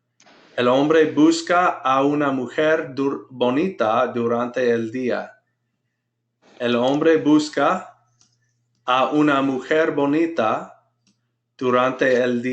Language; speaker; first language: Spanish; non-native, fluent; English